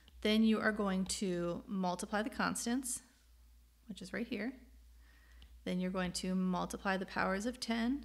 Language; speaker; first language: English; native; English